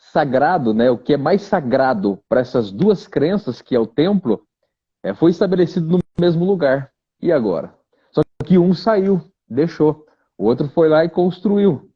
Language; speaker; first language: Portuguese; native; Portuguese